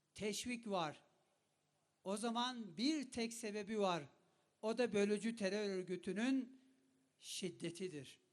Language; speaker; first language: Turkish; non-native, local second language; Kurdish